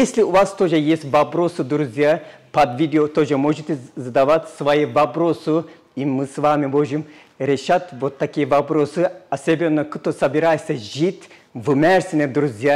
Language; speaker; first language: Russian; non-native, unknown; Turkish